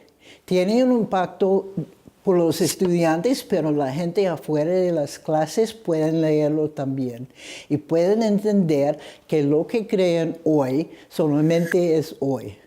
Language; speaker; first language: Spanish; non-native, fluent; English